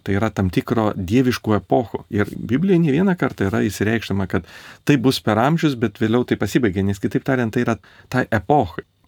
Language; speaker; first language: Lithuanian; native; Lithuanian